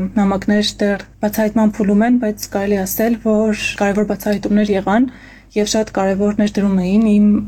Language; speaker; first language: Armenian; native; Armenian